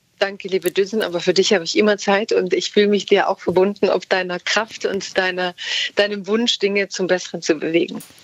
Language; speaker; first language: German; early bilingual, other home language; Croatian